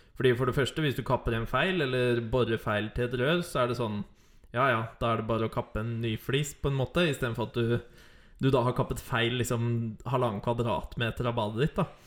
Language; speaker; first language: Norwegian; native; Norwegian